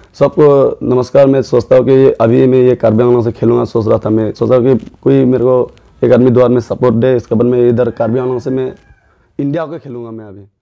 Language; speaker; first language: Hindi; non-native, local second language; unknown